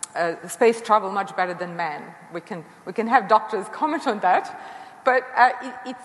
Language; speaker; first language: English; non-native, fluent; Serbian